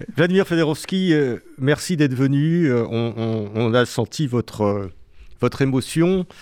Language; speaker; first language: French; native; French